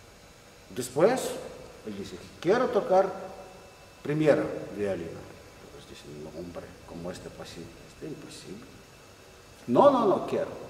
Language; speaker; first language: Spanish; non-native, learner; Russian